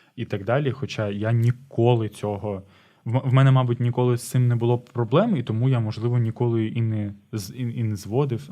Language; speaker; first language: Ukrainian; non-native, local second language; Russian